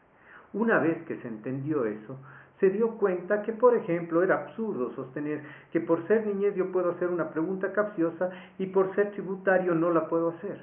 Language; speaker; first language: Spanish; native; Spanish